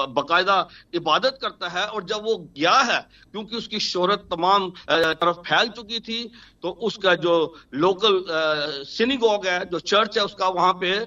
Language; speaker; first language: Urdu; non-native, local second language; Punjabi